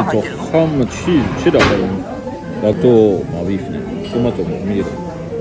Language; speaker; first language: Japanese; non-native, learner; French